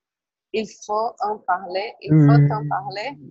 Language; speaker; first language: French; non-native, learner; Portuguese